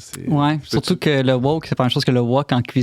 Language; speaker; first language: French; native; French